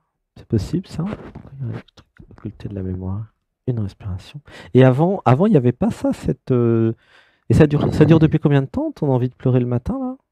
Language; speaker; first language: French; native; French